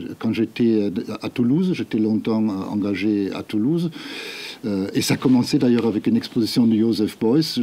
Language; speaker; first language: French; non-native, fluent; German